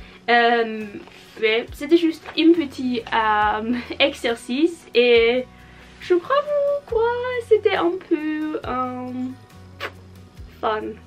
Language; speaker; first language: French; non-native, learner; Norwegian